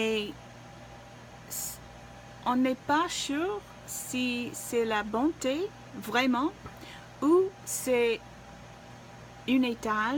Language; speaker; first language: French; non-native, learner; English